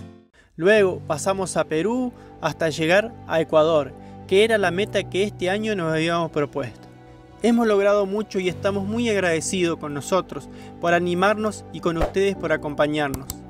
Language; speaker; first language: Spanish; native; Spanish